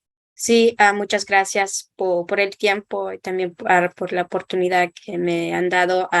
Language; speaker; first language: Spanish; non-native, local second language; Kʼicheʼ